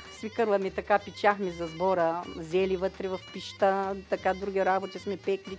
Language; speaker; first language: Bulgarian; native; Bulgarian